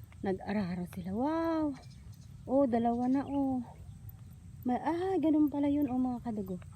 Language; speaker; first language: Filipino; native; Filipino